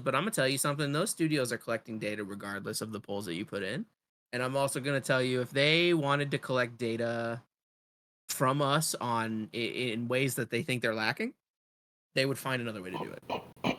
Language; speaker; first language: English; native; English